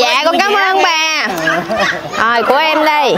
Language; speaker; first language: Vietnamese; native; Vietnamese